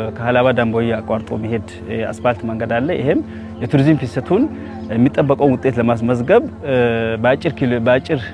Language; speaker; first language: Amharic; non-native, local second language; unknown